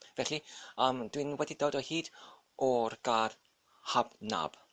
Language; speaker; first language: Welsh; non-native, local second language; English